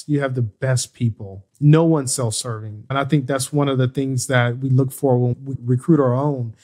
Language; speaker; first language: English; native; English